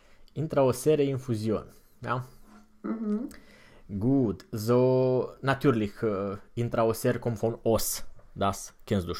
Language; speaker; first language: German; non-native, fluent; Romanian